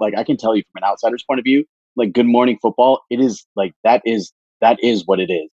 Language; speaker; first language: English; native; English